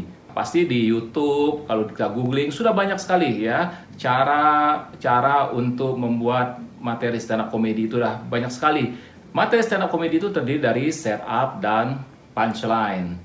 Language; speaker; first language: Indonesian; native; Indonesian